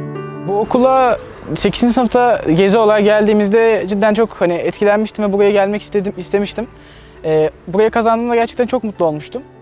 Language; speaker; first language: Turkish; native; Turkish